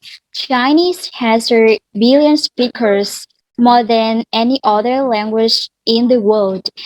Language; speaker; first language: English; non-native, learner; Vietnamese